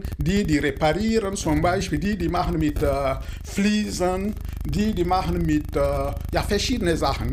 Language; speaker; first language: German; non-native, fluent; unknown